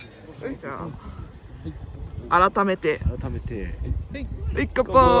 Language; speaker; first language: Japanese; native; Japanese